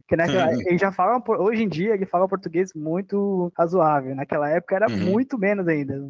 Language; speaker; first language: Portuguese; native; Portuguese